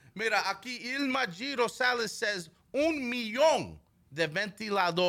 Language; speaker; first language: Spanish; early bilingual, heritage; Spanish